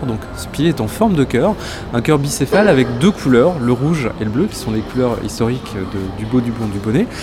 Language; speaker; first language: French; native; French